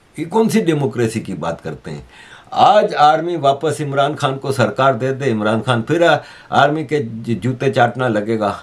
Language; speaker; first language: Urdu; native; Urdu